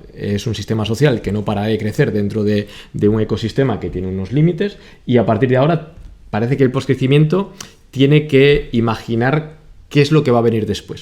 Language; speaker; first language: Spanish; native; Spanish